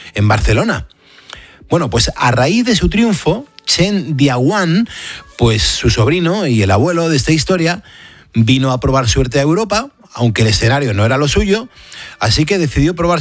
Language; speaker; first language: Spanish; native; Spanish